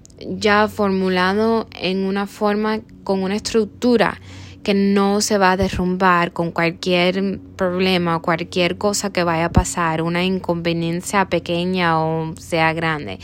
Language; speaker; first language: Spanish; early bilingual, heritage; Spanish